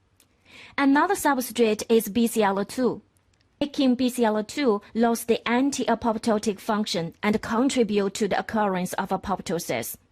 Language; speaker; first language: English; non-native, fluent; Chinese